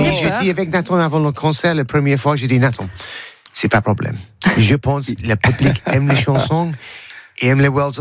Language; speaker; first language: French; non-native, learner; English